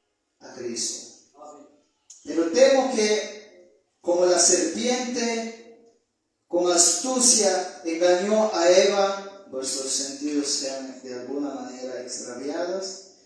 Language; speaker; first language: Spanish; native; Spanish